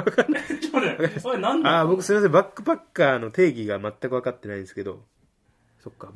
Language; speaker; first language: Japanese; native; Japanese